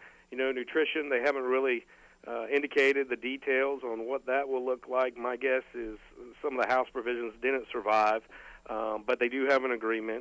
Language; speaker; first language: English; native; English